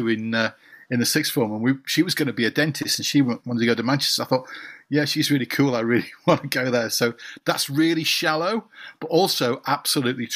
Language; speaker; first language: English; native; English